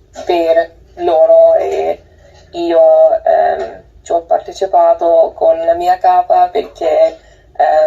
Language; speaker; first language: Italian; non-native, learner; English